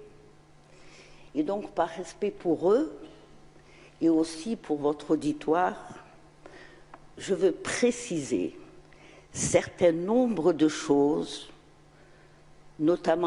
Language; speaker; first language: French; non-native, local second language; Arabic